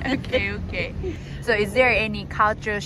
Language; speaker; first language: English; non-native, fluent; Japanese